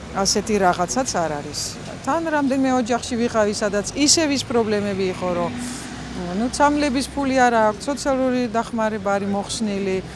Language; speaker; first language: Georgian; non-native, fluent; Dutch